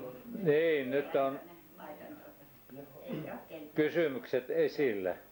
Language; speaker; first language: Finnish; native; Finnish